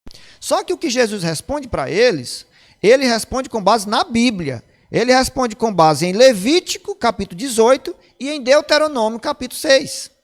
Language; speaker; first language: Portuguese; native; Portuguese